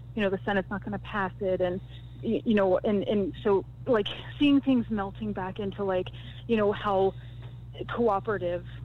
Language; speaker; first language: English; native; English